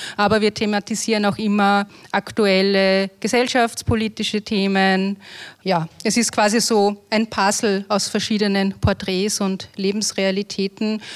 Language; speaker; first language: German; early bilingual, other home language; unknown